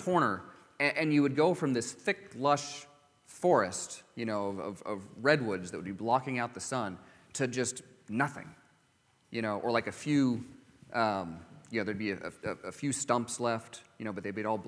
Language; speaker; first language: English; native; English